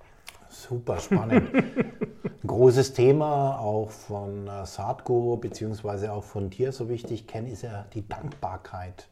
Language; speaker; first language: German; native; German